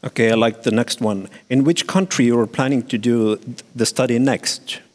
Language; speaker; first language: English; non-native, fluent; Estonian